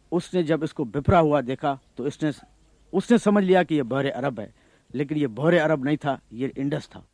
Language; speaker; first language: Urdu; non-native, local second language; Sindhi